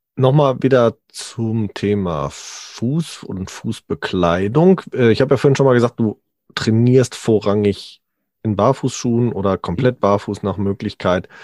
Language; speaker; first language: German; early bilingual, other home language; Italian